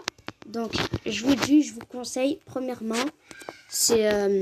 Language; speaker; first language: French; native; French